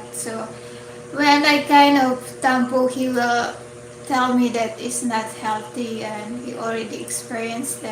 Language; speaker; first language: English; non-native, local second language; Filipino